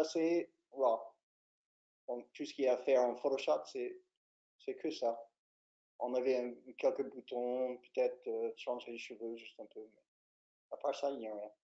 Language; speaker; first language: French; non-native, fluent; English